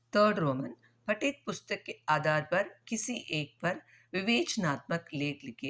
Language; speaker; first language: Hindi; non-native, local second language; Tamil